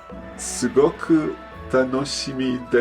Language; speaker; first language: Japanese; non-native, learner; English